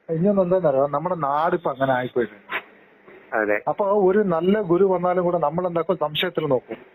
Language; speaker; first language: Malayalam; non-native, local second language; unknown